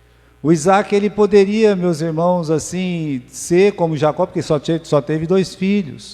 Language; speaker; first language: Portuguese; native; Portuguese